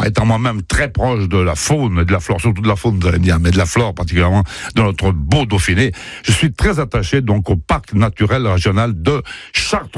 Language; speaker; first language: French; native; French